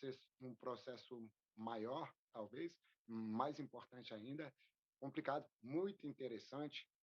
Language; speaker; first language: Portuguese; non-native, fluent; French